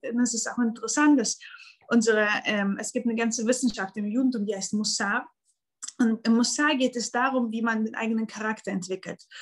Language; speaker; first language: German; non-native, fluent; Russian